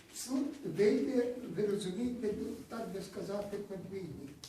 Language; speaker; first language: Ukrainian; native; Ukrainian